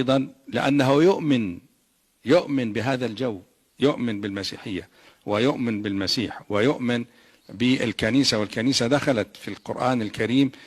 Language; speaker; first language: Arabic; native; Arabic